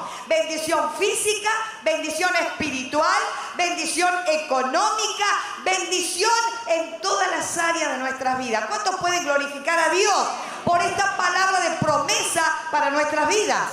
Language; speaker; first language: Spanish; native; Spanish